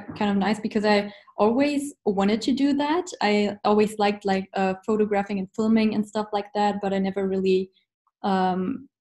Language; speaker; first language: English; non-native, fluent; German